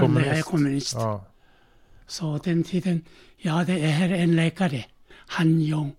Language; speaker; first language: Swedish; non-native, learner; Korean